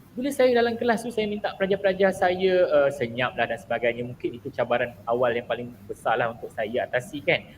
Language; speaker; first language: Malay; native; Malay